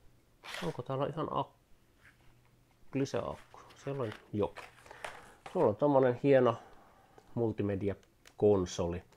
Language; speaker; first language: Finnish; native; Finnish